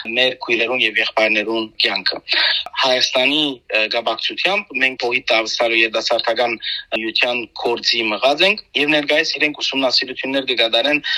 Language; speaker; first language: Armenian; native; Armenian